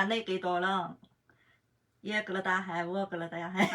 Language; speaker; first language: Hindi; non-native, fluent; Chinese